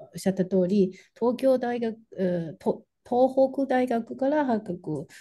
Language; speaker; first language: Japanese; non-native, fluent; Chinese